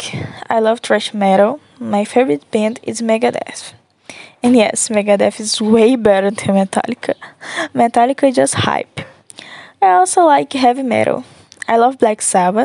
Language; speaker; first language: English; non-native, learner; Portuguese